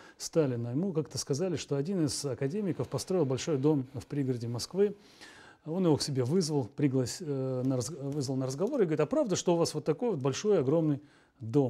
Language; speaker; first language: Russian; native; Russian